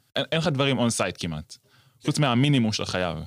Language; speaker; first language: Hebrew; native; Hebrew